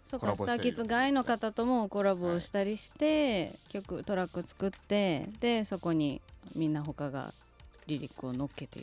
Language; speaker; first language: Japanese; native; Japanese